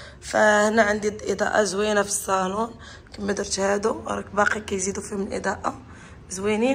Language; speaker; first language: Arabic; native; Arabic